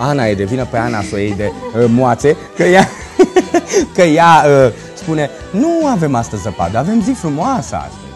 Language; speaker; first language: Romanian; native; Romanian